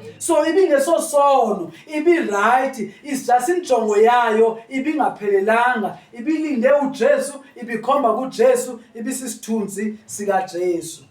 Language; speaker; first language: Zulu; non-native, local second language; Xhosa